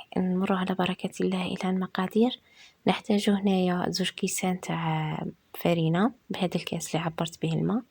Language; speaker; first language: Arabic; native; Arabic